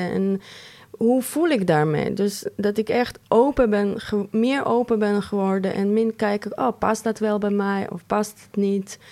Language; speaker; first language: Dutch; non-native, fluent; Croatian